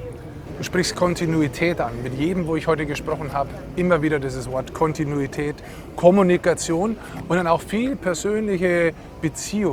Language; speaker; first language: German; native; German